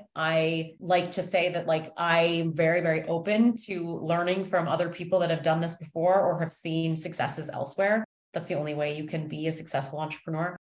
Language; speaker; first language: English; native; English